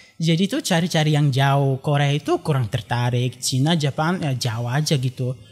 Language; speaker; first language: Indonesian; non-native, fluent; Bulgarian